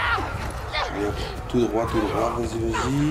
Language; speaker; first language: French; native; French